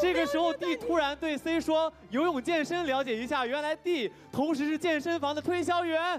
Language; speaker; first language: Chinese; native; Chinese